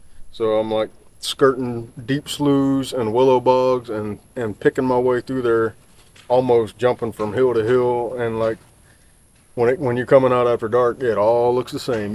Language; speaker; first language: English; native; English